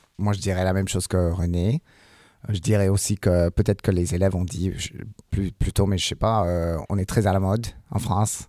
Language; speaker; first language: French; non-native, fluent; English